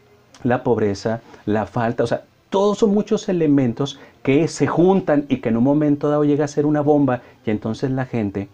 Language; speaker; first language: Spanish; native; Spanish